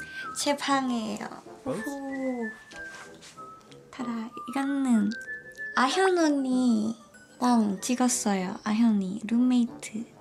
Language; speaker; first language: Korean; non-native, learner; Thai